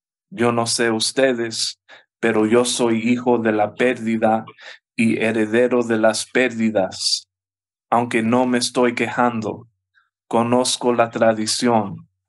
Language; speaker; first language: Spanish; early bilingual, heritage; Spanish